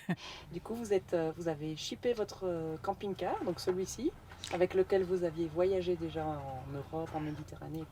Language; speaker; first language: French; native; French